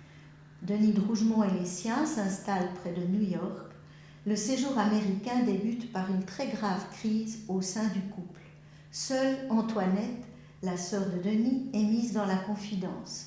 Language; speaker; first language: French; native; French